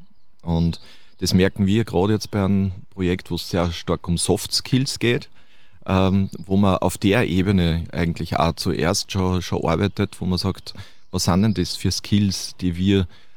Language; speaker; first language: German; native; German